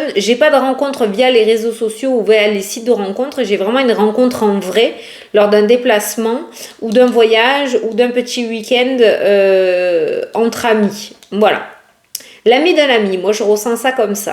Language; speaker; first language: French; native; French